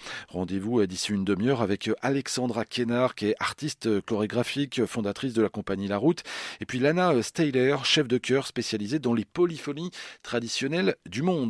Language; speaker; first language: French; native; French